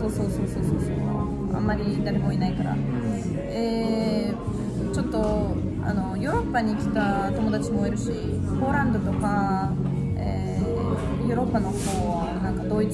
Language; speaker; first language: Japanese; non-native, fluent; Russian